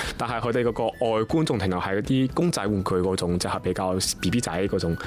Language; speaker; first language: Chinese; non-native, local second language; Cantonese